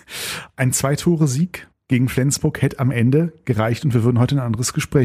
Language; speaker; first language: German; native; German